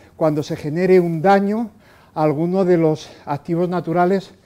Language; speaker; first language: Spanish; native; Spanish